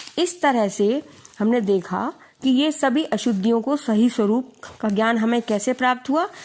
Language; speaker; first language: Hindi; native; Hindi